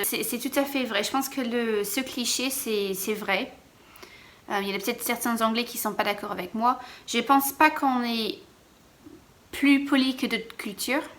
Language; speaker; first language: French; non-native, fluent; English